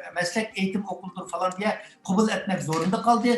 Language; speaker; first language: Turkish; non-native, fluent; Chinese